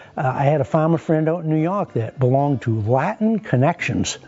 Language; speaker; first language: English; native; English